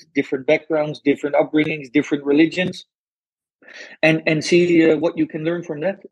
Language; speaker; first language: English; non-native, fluent; Dutch